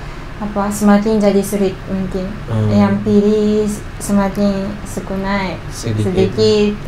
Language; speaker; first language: Indonesian; non-native, learner; Japanese